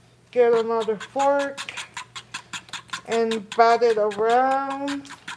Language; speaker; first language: English; early bilingual, other home language; Spanish